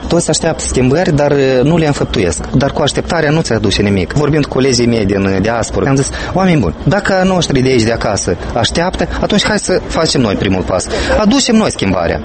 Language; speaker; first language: Romanian; native; Romanian